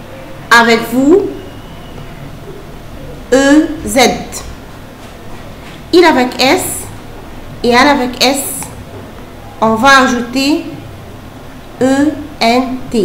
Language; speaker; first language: French; non-native, fluent; Arabic